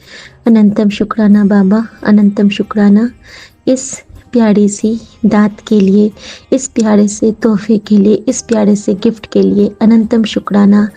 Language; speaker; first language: Hindi; native; Hindi